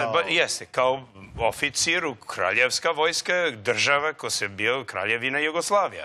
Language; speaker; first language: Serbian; non-native, learner; English